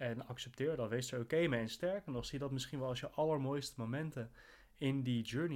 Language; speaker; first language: Dutch; native; Dutch